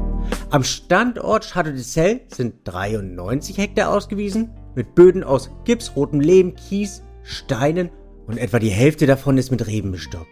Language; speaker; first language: German; native; German